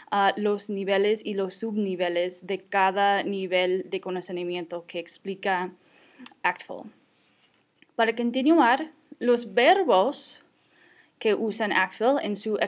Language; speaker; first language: Spanish; non-native, fluent; English